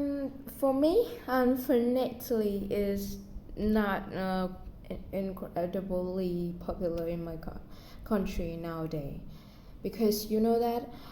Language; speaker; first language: English; non-native, learner; Vietnamese